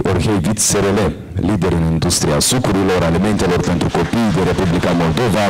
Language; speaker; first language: Romanian; native; Romanian